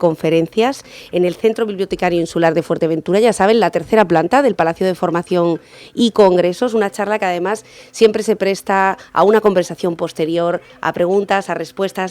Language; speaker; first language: Spanish; native; Spanish